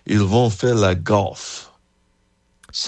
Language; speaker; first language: French; non-native, fluent; English